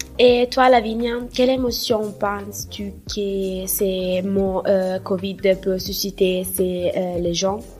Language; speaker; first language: French; non-native, learner; Italian